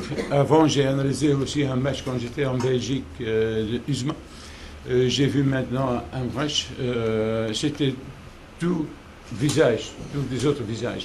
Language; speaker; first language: French; non-native, local second language; Dutch